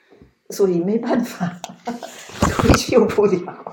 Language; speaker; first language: Chinese; non-native, fluent; French